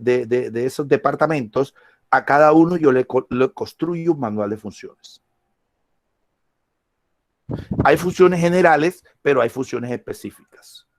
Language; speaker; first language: Spanish; native; Spanish